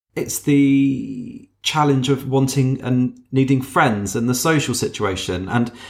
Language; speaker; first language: English; native; English